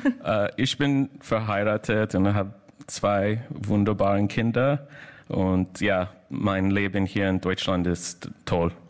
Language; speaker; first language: German; non-native, learner; English